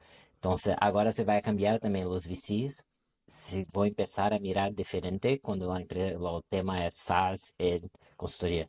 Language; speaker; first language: Spanish; non-native, local second language; Portuguese